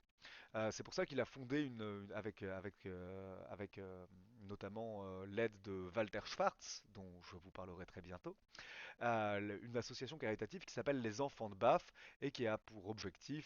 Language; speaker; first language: French; native; French